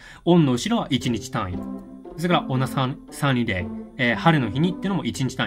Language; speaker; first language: Japanese; native; Japanese